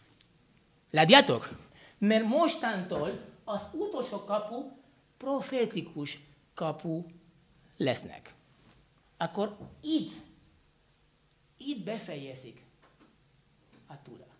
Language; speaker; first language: Hungarian; non-native, fluent; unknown